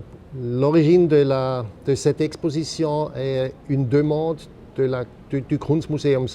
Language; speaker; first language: French; non-native, fluent; German